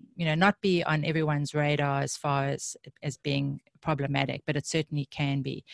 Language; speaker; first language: English; native; English